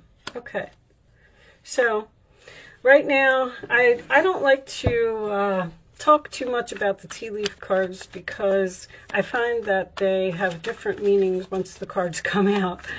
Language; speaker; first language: English; native; English